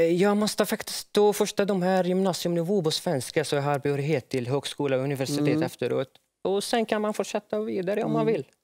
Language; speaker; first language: Swedish; non-native, fluent; Arabic